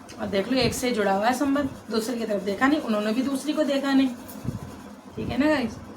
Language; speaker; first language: Hindi; native; Hindi